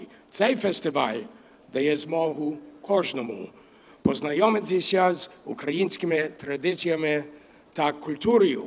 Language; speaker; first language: Ukrainian; non-native, learner; English